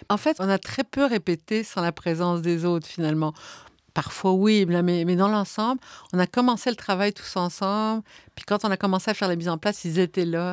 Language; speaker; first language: French; native; French